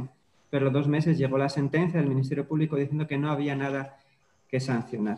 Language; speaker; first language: Spanish; native; Spanish